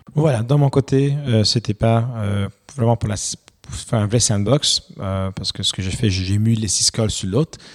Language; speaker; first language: French; non-native, fluent; Romanian